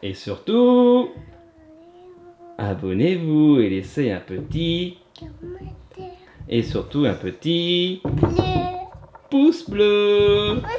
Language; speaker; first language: French; native; French